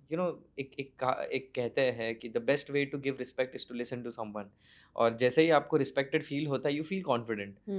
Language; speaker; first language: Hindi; non-native, local second language; Gujarati